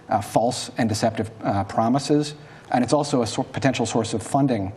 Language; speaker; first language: English; native; English